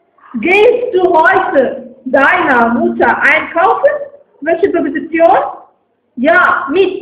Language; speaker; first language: German; non-native, fluent; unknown